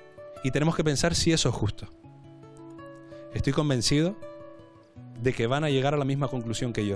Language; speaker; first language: Spanish; native; Spanish